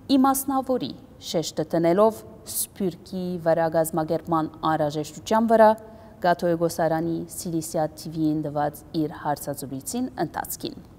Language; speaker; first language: Armenian; early bilingual, heritage; Armenian